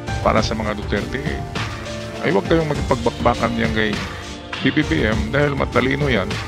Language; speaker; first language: Filipino; non-native, local second language; Cebuano